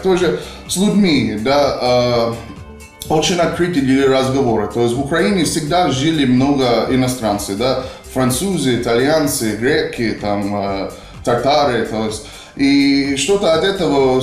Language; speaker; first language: Russian; non-native, fluent; English